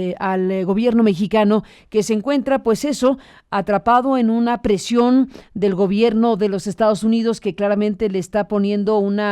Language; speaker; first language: Spanish; native; Spanish